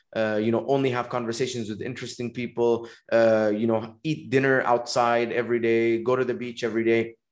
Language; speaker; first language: English; non-native, fluent; Arabic